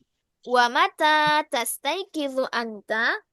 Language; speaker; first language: Arabic; non-native, fluent; Indonesian